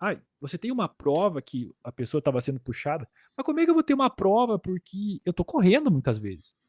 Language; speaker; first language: Portuguese; native; Portuguese